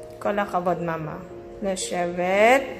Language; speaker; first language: Hebrew; non-native, learner; Filipino